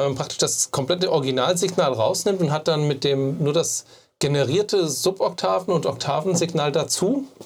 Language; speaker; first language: German; native; German